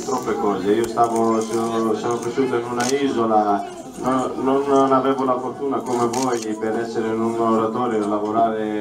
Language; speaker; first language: Italian; non-native, learner; Greek